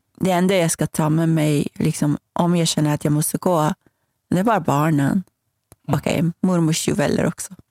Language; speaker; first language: Swedish; non-native, fluent; Persian